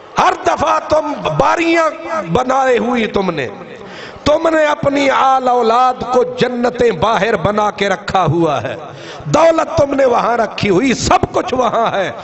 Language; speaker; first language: Urdu; non-native, local second language; Punjabi